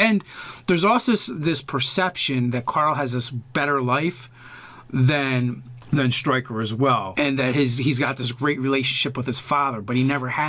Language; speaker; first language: English; native; English